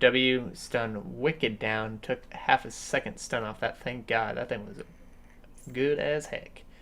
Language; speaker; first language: English; native; English